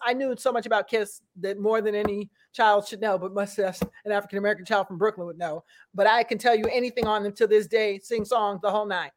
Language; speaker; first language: English; native; English